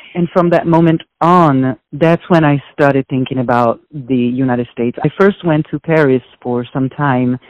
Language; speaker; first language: English; non-native, fluent; Italian